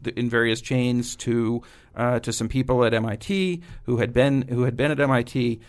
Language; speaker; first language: English; native; English